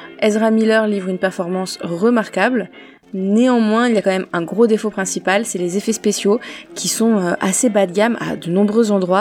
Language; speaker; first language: French; native; French